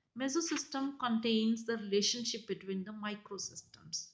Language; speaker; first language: English; non-native, local second language; Punjabi